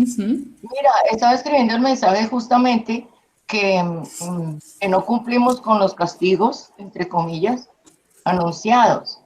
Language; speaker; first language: Spanish; native; Spanish